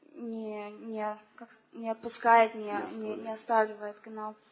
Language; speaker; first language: Russian; non-native, learner; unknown